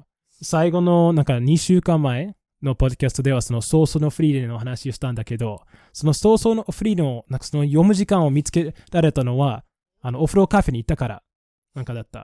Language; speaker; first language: Japanese; non-native, fluent; English